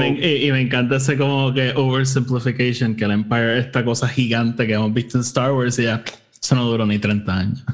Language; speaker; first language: Spanish; native; Spanish